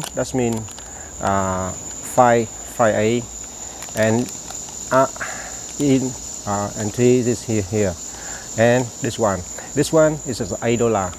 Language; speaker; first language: English; non-native, local second language; Vietnamese